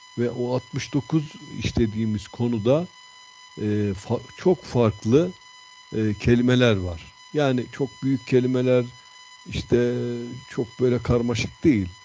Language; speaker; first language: Turkish; native; Turkish